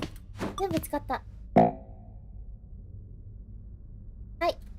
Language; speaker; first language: Japanese; non-native, fluent; English